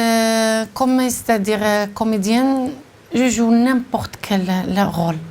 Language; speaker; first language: French; non-native, local second language; Arabic